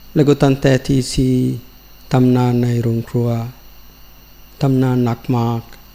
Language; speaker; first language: Thai; non-native, learner; Sinhala